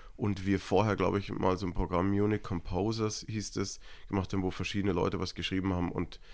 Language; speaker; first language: German; native; German